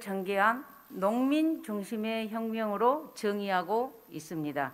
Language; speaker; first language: Korean; native; Korean